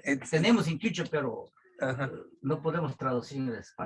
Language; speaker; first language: Spanish; non-native, local second language; Quechua